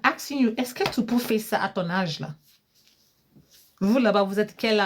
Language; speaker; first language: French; non-native, fluent; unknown